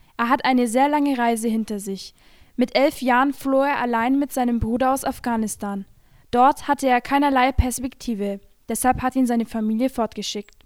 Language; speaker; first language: German; native; German